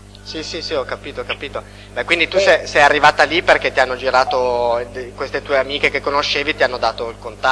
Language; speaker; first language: Italian; native; Italian